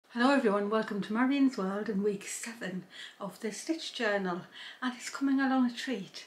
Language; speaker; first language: English; native; English